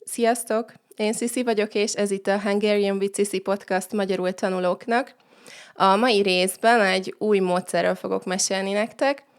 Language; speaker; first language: Hungarian; native; Hungarian